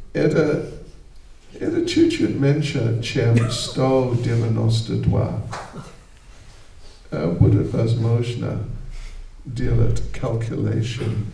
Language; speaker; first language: Russian; non-native, learner; English